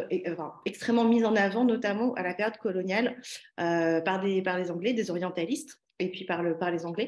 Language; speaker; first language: French; native; French